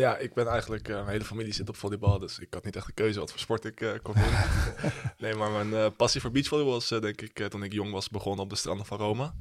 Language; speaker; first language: Dutch; early bilingual, heritage; Dutch